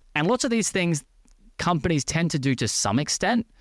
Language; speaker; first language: English; native; English